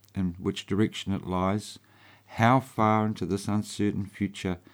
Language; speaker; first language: English; native; English